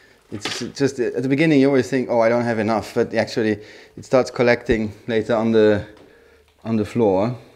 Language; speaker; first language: English; non-native, fluent; German